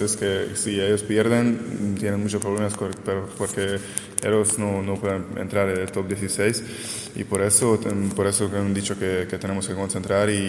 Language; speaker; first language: Spanish; non-native, learner; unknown